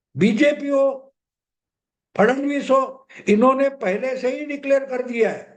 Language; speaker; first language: Hindi; non-native, local second language; Marathi